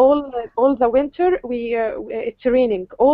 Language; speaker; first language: English; non-native, learner; Arabic